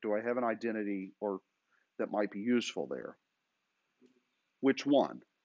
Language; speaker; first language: English; native; English